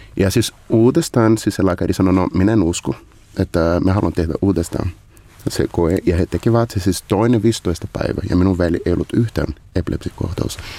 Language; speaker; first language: Finnish; non-native, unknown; Portuguese